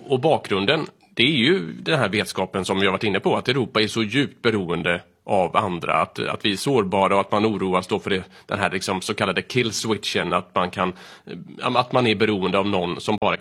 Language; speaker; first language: Swedish; native; Swedish